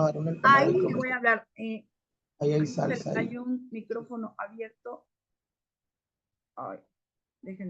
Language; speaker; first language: Spanish; native; Spanish